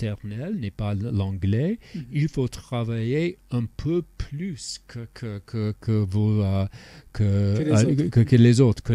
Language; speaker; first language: French; non-native, fluent; English